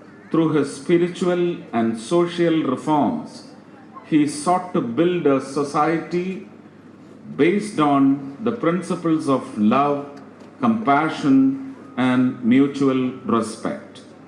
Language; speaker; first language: English; non-native, local second language; Malayalam